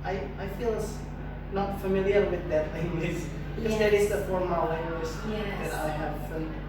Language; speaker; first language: English; non-native, learner; Indonesian